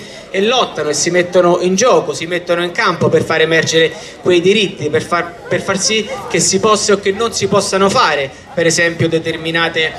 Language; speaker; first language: Italian; native; Italian